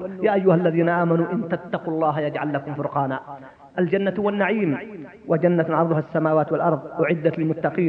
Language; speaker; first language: Arabic; native; Arabic